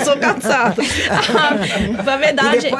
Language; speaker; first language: Portuguese; non-native, fluent; English